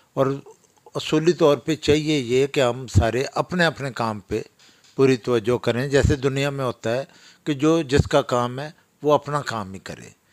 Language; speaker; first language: Urdu; non-native, local second language; Pahari-Potwari